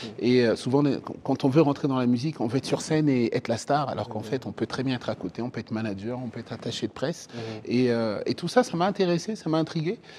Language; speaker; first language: French; early bilingual, other home language; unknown